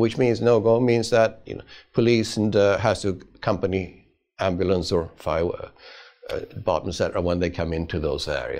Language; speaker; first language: English; non-native, fluent; Swedish